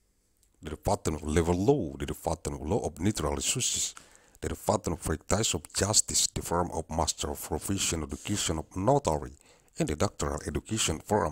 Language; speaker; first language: English; non-native, learner; Indonesian